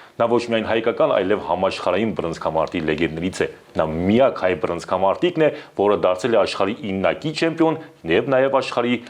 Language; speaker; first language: Armenian; native; Armenian